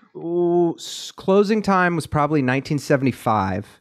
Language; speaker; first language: English; native; English